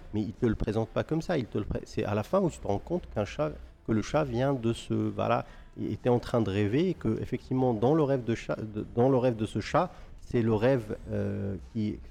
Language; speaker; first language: French; non-native, local second language; Arabic